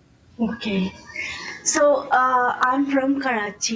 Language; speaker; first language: English; non-native, learner; Urdu